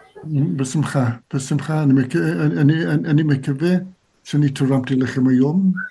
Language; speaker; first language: Hebrew; non-native, fluent; English